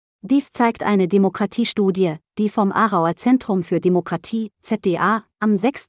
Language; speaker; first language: German; native; German